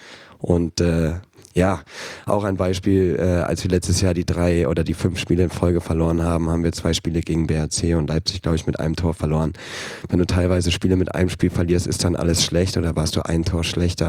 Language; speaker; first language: German; native; German